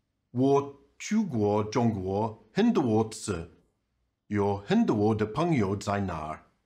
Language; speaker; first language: Chinese; non-native, learner; English